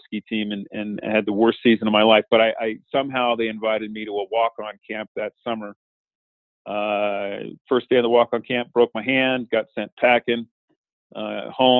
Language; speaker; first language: English; native; English